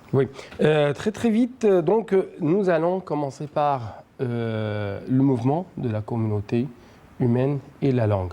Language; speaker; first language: French; non-native, fluent; Arabic